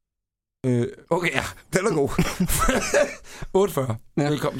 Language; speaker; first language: Danish; native; Danish